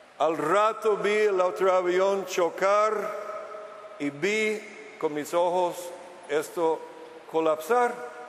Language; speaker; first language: Spanish; non-native, fluent; English